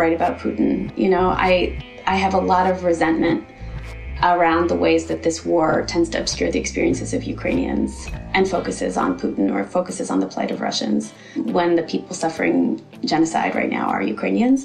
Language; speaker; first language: English; early bilingual, other home language; Ukrainian